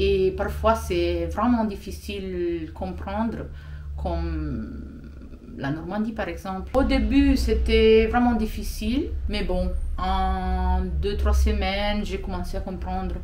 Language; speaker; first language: French; non-native, fluent; Italian